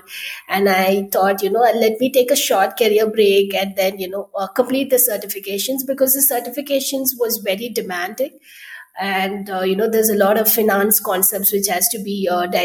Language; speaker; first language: English; non-native, local second language; Tamil